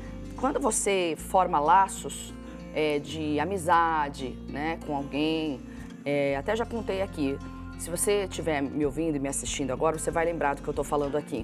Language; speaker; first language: Portuguese; native; Portuguese